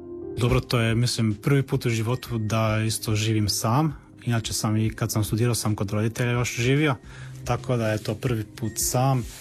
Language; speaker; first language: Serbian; early bilingual, heritage; Croatian